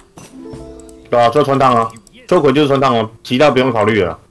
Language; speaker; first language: Chinese; native; Chinese